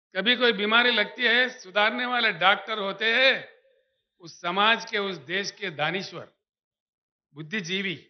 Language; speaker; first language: Hindi; non-native, local second language; Telugu